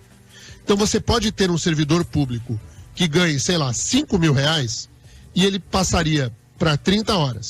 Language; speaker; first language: Portuguese; native; Portuguese